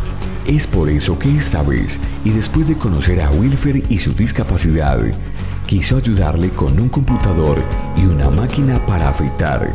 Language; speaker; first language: Spanish; native; Spanish